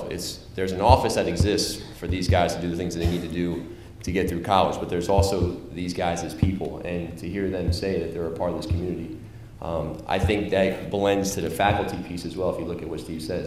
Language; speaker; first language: English; native; English